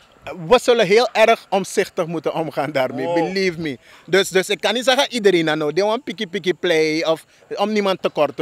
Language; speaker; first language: Dutch; native; Dutch